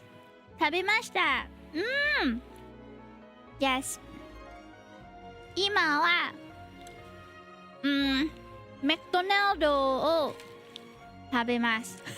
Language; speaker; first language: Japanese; non-native, learner; English